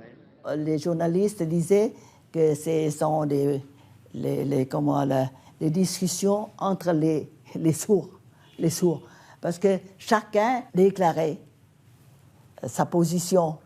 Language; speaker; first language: French; non-native, fluent; Vietnamese